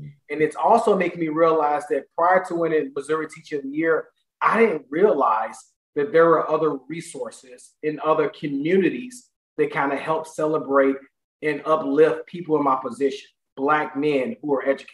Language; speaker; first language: English; native; English